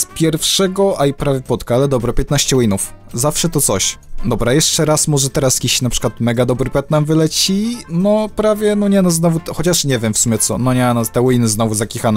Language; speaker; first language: Polish; native; Polish